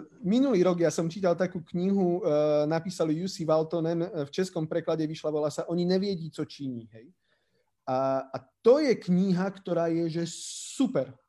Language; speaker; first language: Slovak; native; Slovak